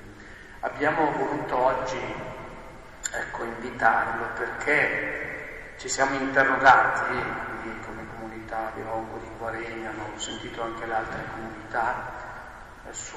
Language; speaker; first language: Italian; native; Italian